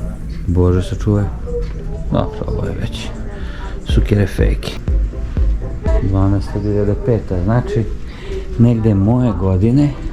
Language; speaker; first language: Serbian; native; Serbian